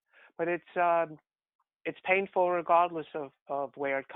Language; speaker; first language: English; native; English